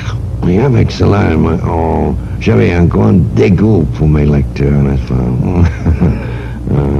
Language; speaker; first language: French; non-native, fluent; English